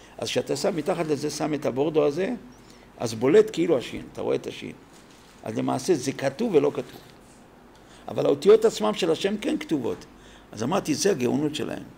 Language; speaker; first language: Hebrew; native; Hebrew